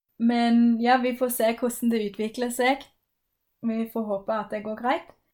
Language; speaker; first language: Norwegian; non-native, fluent; German